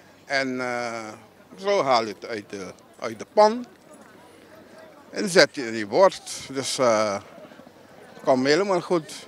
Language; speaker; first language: Dutch; non-native, local second language; Papiamento